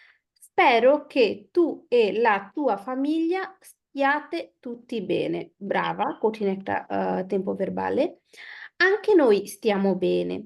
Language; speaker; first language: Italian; non-native, fluent; Bangla